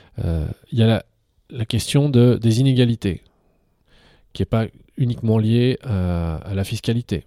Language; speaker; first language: French; early bilingual, other home language; Arabic